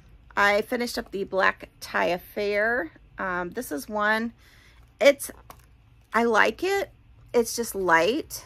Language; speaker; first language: English; native; English